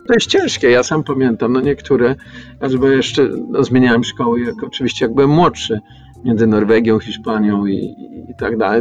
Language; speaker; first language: Polish; early bilingual, heritage; Polish